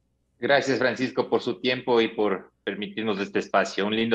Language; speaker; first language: Spanish; native; Spanish